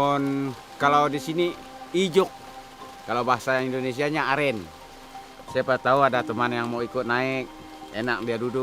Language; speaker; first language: Indonesian; non-native, local second language; Iban